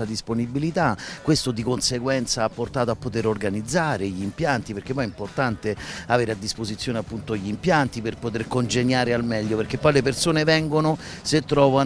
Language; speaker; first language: Italian; native; Italian